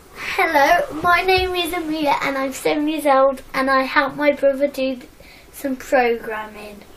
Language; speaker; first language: English; native; English